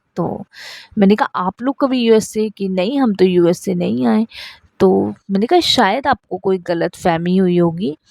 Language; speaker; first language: Hindi; native; Hindi